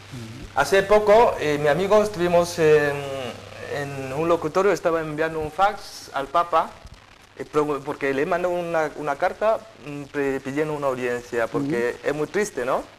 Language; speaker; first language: Spanish; non-native, fluent; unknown